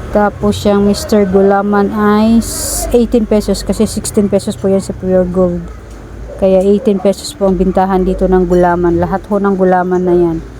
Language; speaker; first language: Filipino; non-native, local second language; Cebuano